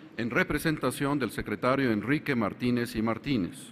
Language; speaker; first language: Spanish; native; Spanish